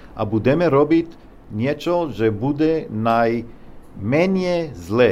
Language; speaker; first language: Czech; non-native, learner; Hebrew